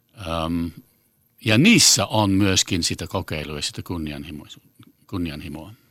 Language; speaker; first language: Finnish; non-native, fluent; English